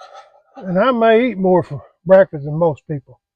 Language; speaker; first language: English; native; English